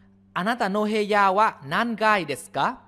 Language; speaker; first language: Japanese; non-native, fluent; Vietnamese